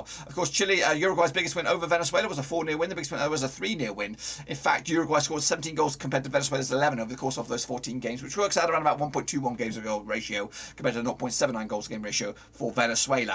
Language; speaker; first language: English; native; English